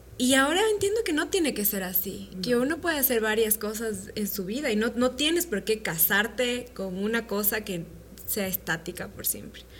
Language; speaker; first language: Spanish; native; Spanish